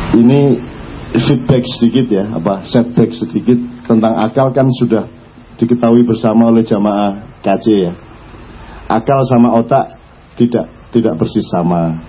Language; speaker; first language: Indonesian; non-native, local second language; Javanese